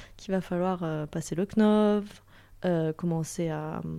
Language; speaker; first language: French; native; French